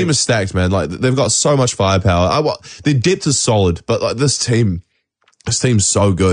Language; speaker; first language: English; native; English